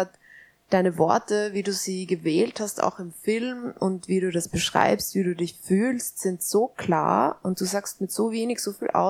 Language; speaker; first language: German; native; German